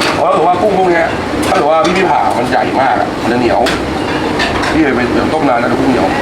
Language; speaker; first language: Thai; native; Thai